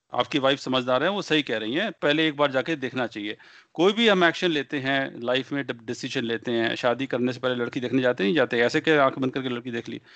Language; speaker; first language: Hindi; native; Hindi